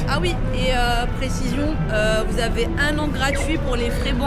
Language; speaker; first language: French; native; French